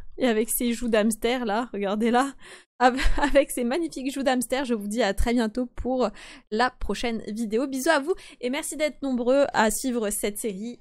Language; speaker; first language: French; native; French